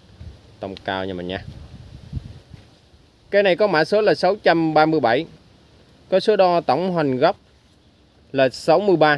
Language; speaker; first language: Vietnamese; native; Vietnamese